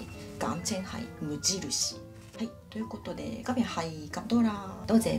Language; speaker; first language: Cantonese; non-native, fluent; Japanese